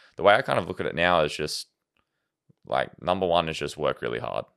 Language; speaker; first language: English; native; English